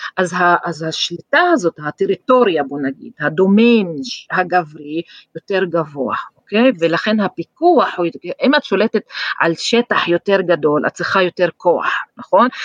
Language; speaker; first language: Hebrew; non-native, local second language; Arabic